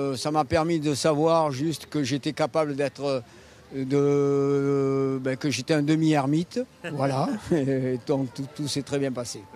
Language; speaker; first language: French; native; French